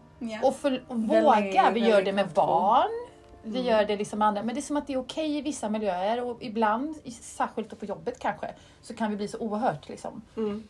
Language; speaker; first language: Swedish; native; Swedish